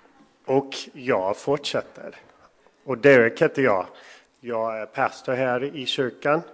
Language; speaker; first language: Swedish; non-native, fluent; English